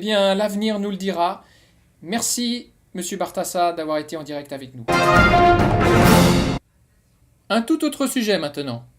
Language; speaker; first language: French; native; French